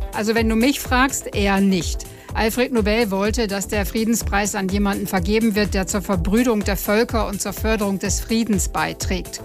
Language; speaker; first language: German; native; German